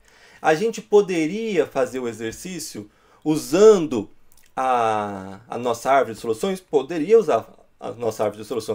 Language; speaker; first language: Portuguese; native; Portuguese